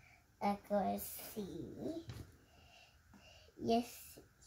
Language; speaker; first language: Portuguese; early bilingual, heritage; Portuguese